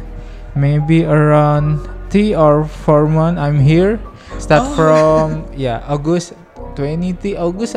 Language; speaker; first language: English; non-native, learner; Indonesian